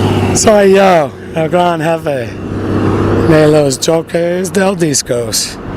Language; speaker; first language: Spanish; non-native, learner; English